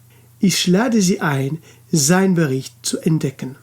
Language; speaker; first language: German; non-native, local second language; French